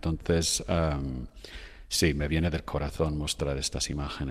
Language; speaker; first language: Spanish; non-native, fluent; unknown